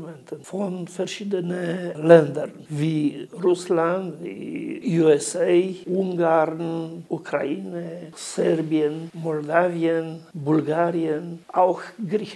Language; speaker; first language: German; non-native, learner; Romanian